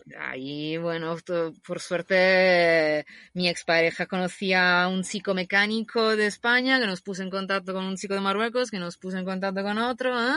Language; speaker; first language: Spanish; non-native, fluent; Italian